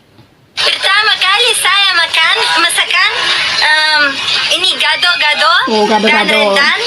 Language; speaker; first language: Indonesian; non-native, learner; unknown